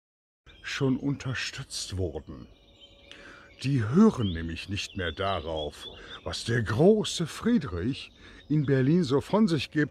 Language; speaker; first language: German; native; German